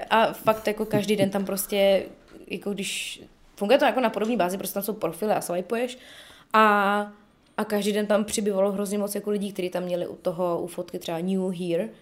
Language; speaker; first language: Czech; early bilingual, other home language; Bulgarian